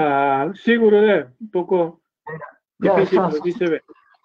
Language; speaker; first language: Spanish; native; Spanish